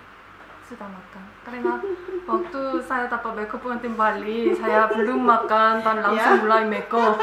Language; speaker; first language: Indonesian; non-native, learner; Korean